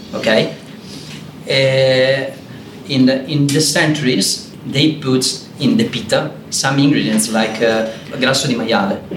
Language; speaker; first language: English; non-native, learner; Italian